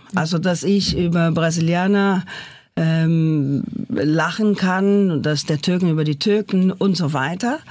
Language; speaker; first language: German; non-native, fluent; Portuguese